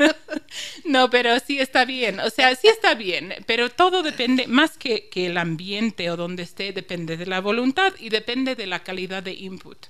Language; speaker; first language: Spanish; non-native, fluent; English